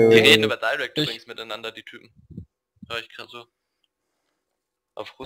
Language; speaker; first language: German; native; German